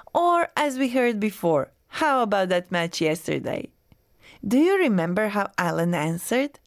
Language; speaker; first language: English; non-native, fluent; Croatian